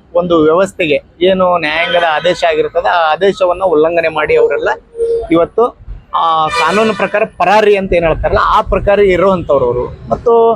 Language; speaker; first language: Kannada; native; Kannada